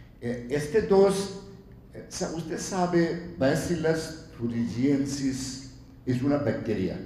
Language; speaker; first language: Spanish; non-native, fluent; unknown